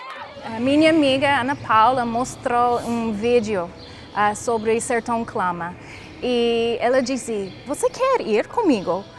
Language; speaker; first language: Portuguese; non-native, learner; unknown